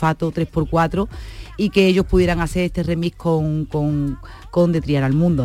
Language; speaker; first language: Spanish; native; Spanish